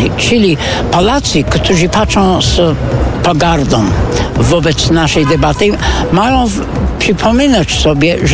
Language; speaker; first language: Polish; non-native, fluent; English